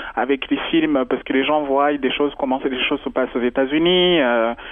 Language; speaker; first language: French; non-native, local second language; Kinyarwanda